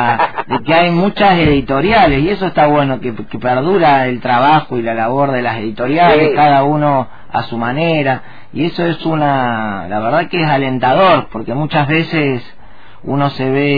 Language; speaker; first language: Spanish; native; Spanish